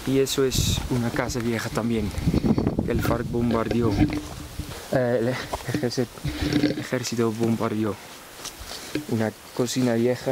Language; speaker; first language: Spanish; non-native, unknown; Dutch